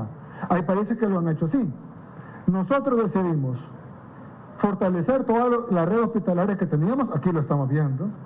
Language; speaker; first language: Spanish; native; Spanish